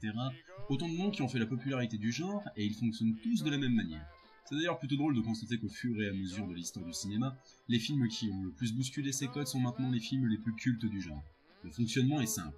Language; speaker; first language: French; native; French